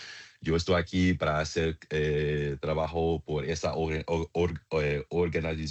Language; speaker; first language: Spanish; non-native, learner; English